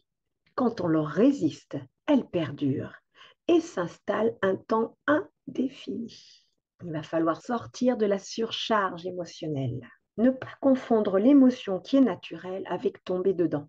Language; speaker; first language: French; native; French